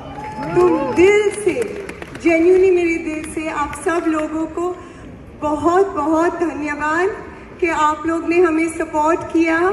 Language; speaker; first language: Hindi; non-native, local second language; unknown